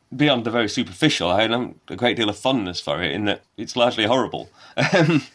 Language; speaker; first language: English; native; English